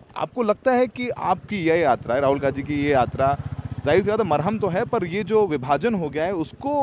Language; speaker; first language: Hindi; native; Hindi